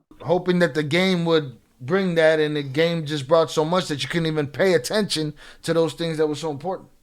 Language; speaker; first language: English; native; English